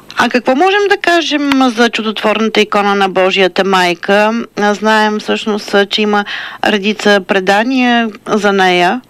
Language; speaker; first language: Bulgarian; native; Bulgarian